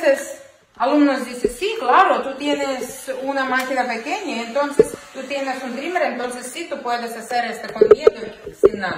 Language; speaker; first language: Spanish; non-native, learner; Ukrainian